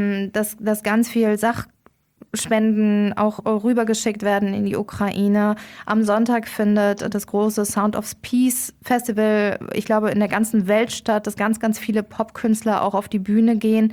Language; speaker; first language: German; native; German